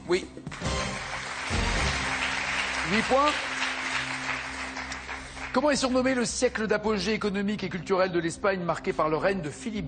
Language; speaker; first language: French; native; French